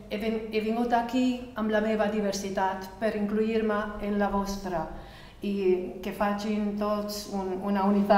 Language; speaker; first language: Catalan; non-native, fluent; Romanian